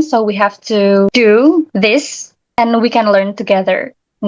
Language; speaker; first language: English; non-native, learner; Indonesian